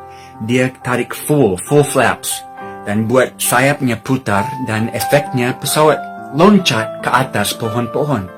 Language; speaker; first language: Indonesian; non-native, fluent; English